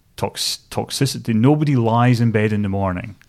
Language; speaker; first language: English; native; English